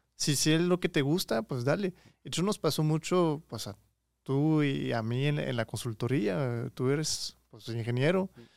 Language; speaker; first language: Spanish; non-native, fluent; French